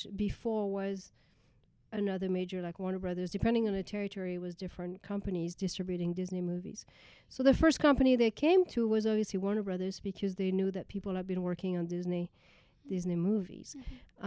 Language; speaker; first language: English; non-native, fluent; French